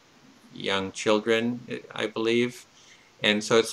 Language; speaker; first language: English; native; English